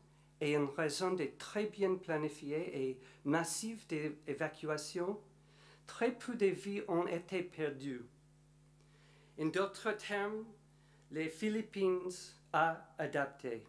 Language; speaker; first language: French; non-native, learner; English